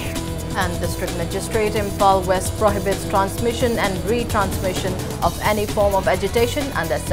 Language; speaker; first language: English; non-native, local second language; Manipuri